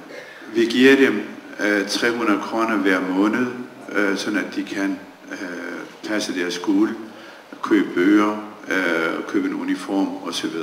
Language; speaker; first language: Danish; early bilingual, other home language; Central Kurdish